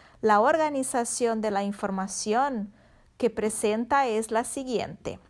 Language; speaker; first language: Spanish; non-native, fluent; Portuguese